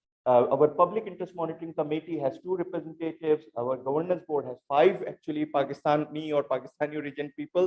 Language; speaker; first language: English; non-native, local second language; Urdu